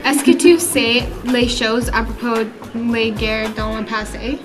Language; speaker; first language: French; non-native, learner; English